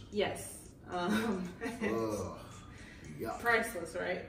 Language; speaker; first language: English; native; English